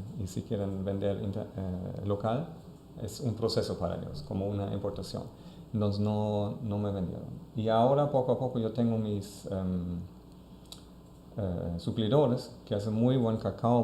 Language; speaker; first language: Spanish; non-native, fluent; German